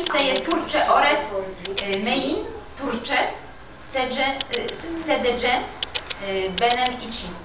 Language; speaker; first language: Turkish; non-native, learner; Polish